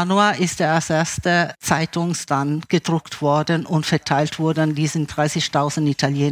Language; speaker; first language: German; early bilingual, other home language; Italian